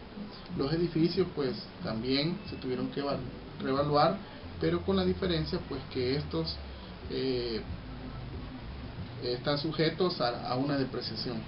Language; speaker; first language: Spanish; native; Spanish